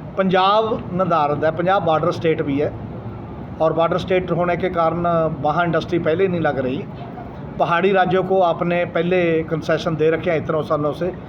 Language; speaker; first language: Hindi; non-native, local second language; Punjabi